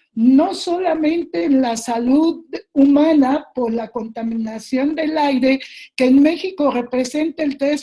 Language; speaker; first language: Spanish; native; Spanish